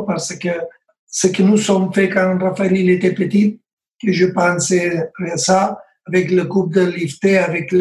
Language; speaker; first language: French; non-native, learner; Spanish